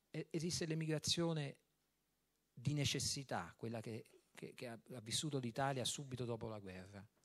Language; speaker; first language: Italian; native; Italian